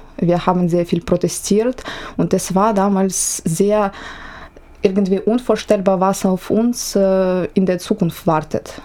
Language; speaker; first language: German; non-native, fluent; Ukrainian